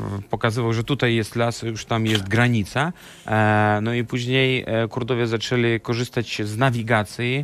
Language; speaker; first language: Polish; non-native, fluent; Belarusian